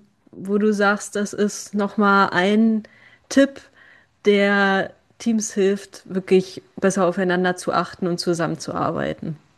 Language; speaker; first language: German; native; German